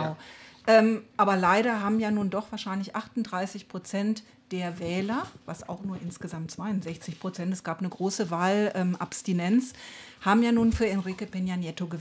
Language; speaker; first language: German; native; German